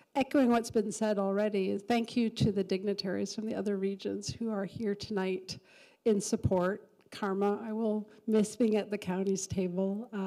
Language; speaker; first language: English; native; English